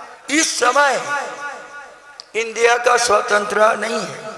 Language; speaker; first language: Hindi; non-native, learner; Japanese